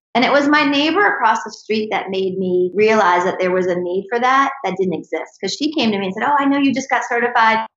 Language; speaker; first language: English; native; English